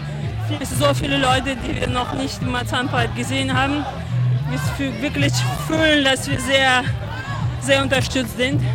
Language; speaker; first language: German; non-native, fluent; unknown